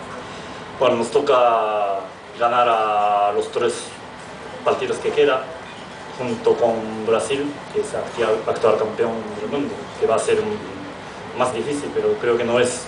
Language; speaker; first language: Spanish; non-native, fluent; Japanese